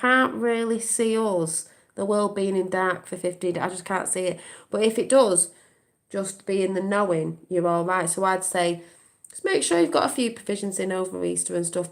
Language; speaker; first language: English; native; English